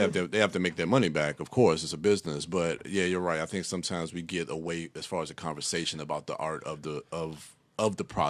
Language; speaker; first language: English; native; English